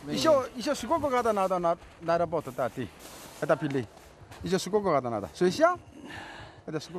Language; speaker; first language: Russian; non-native, learner; Korean